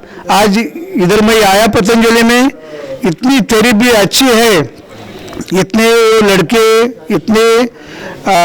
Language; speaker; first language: Hindi; non-native, local second language; Marathi